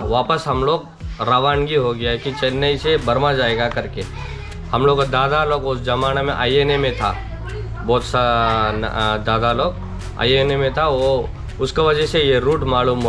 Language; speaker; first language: Hindi; non-native, local second language; Tamil